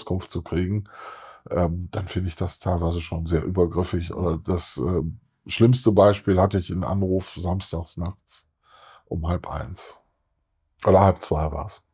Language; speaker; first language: German; native; German